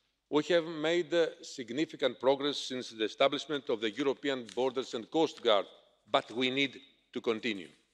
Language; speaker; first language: English; non-native, fluent; Greek